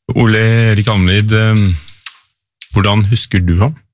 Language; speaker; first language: Norwegian; native; Norwegian